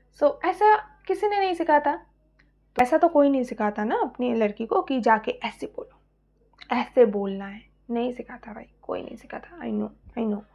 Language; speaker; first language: Hindi; non-native, local second language; Bangla